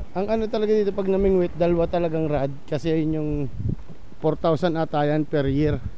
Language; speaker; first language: Filipino; native; Filipino